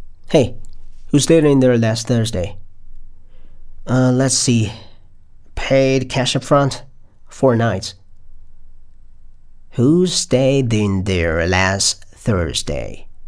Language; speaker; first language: English; non-native, fluent; Chinese